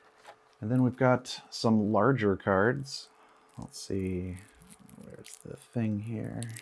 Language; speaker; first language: English; native; English